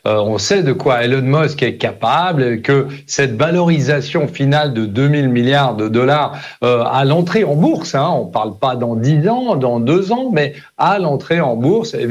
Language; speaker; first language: French; native; French